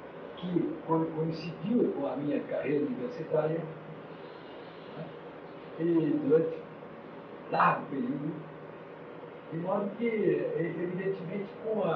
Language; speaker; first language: Portuguese; native; Portuguese